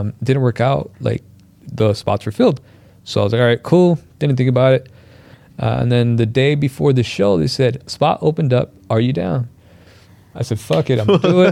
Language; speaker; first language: English; early bilingual, other home language; Spanish